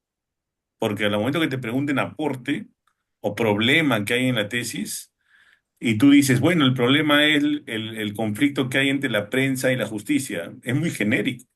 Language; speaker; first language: Spanish; native; Spanish